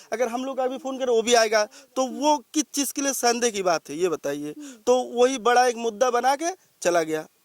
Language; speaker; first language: Hindi; non-native, local second language; Bangla